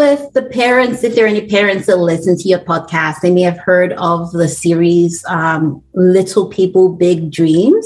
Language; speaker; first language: English; non-native, local second language; Bini